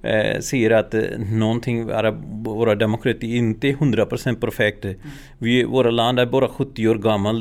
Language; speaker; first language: Swedish; non-native, learner; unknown